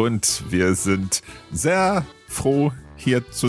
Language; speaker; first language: German; non-native, learner; English